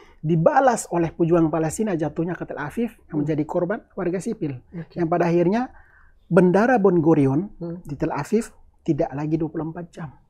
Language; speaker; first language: Indonesian; native; Indonesian